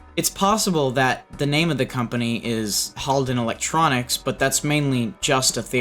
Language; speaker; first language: English; native; English